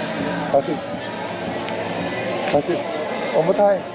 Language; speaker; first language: Korean; native; Korean